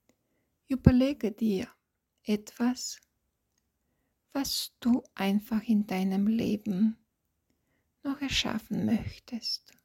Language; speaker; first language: German; non-native, fluent; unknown